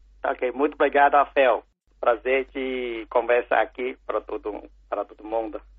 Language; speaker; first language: Portuguese; non-native, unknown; Chinese